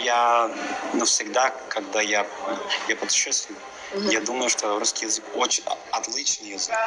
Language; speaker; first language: Russian; non-native, learner; English